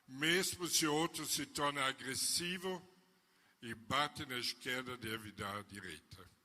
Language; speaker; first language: Portuguese; non-native, fluent; German